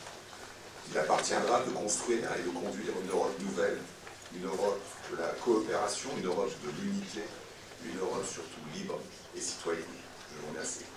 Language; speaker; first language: French; native; French